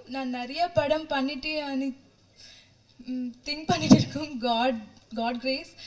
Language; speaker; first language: Tamil; non-native, learner; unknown